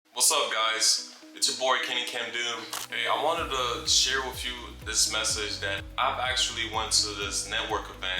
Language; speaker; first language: English; native; English